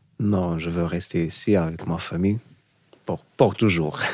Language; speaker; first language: French; non-native, learner; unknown